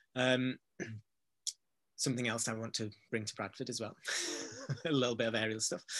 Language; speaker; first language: English; native; English